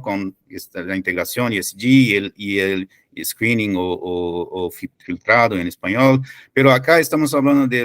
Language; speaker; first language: Spanish; non-native, fluent; Portuguese